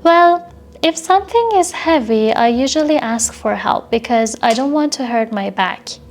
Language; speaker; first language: English; non-native, fluent; Persian